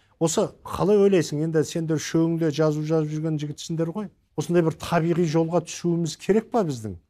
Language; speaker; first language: Kazakh; native; Kazakh